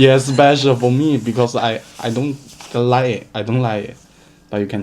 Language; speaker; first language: English; non-native, learner; Chinese